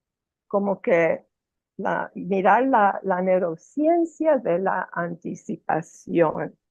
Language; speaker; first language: Spanish; non-native, fluent; English